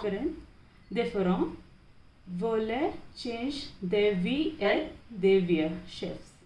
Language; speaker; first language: French; non-native, learner; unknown